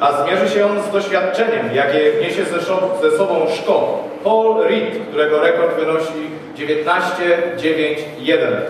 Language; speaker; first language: Polish; native; Polish